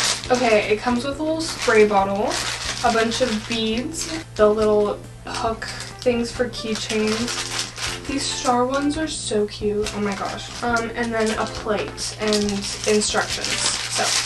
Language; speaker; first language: English; native; English